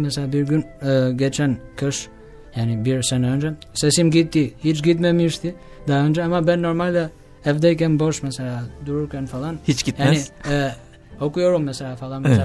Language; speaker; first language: Turkish; non-native, learner; Albanian